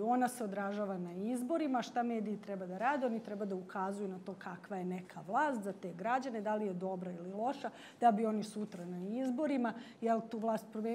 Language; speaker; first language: Bosnian; native; Bosnian